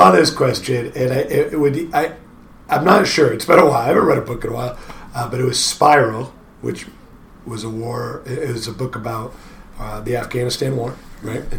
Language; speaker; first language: English; native; English